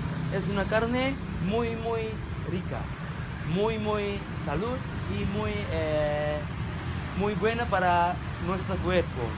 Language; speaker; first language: Spanish; non-native, learner; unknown